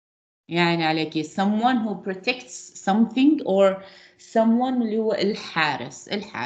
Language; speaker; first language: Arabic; native; Arabic